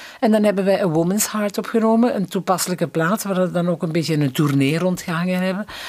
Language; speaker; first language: Dutch; native; Dutch